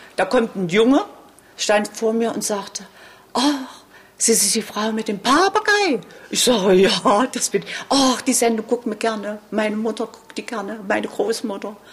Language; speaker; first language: German; native; German